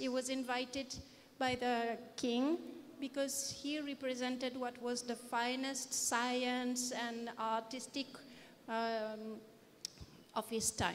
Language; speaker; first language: English; non-native, fluent; French